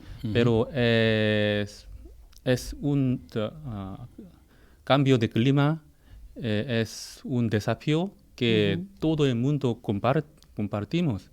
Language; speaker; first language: Spanish; non-native, fluent; Korean